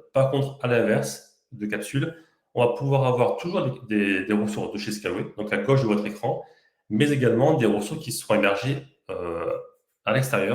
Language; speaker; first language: French; native; French